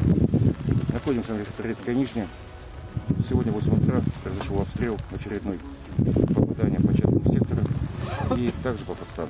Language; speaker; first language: Russian; native; Russian